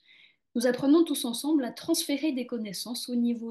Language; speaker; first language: French; native; French